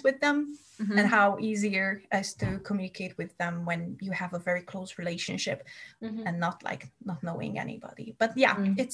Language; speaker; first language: English; non-native, fluent; Hungarian